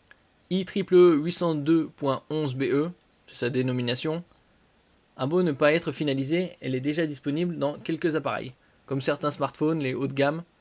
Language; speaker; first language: French; native; French